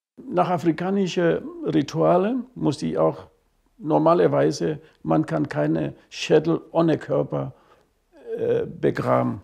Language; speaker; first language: German; non-native, fluent; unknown